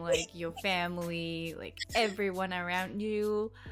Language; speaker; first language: English; non-native, fluent; Japanese